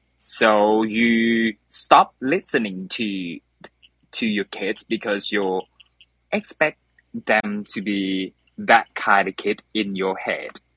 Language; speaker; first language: English; non-native, fluent; Thai